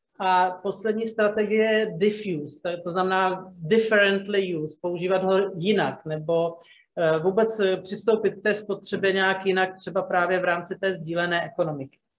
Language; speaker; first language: Czech; native; Czech